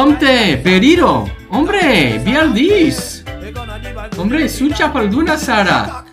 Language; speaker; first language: Basque; non-native, learner; English